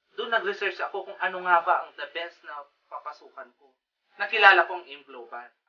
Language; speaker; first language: Filipino; non-native, local second language; Iloko